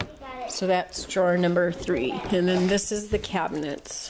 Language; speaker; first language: English; native; English